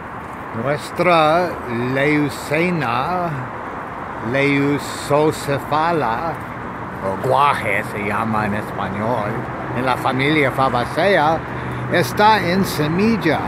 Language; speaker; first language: Spanish; non-native, learner; English